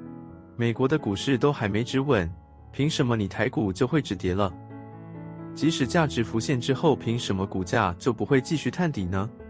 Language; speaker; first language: Chinese; native; Chinese